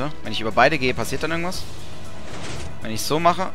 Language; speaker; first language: German; native; German